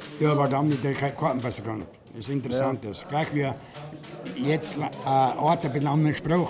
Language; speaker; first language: German; native; German